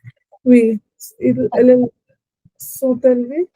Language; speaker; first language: French; non-native, learner; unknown